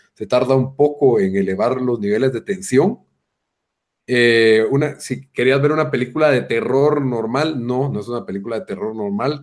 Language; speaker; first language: Spanish; native; Spanish